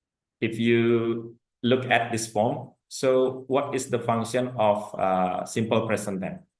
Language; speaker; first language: English; non-native, fluent; Indonesian